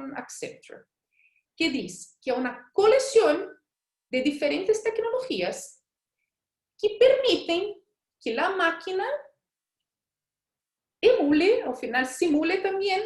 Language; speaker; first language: Spanish; non-native, fluent; Portuguese